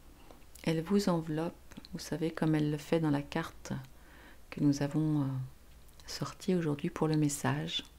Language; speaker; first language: French; native; French